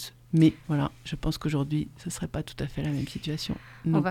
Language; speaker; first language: French; native; French